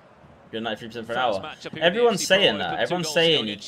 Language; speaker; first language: English; native; English